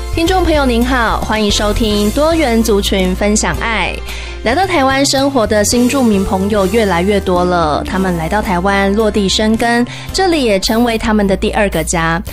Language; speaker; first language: Chinese; native; Chinese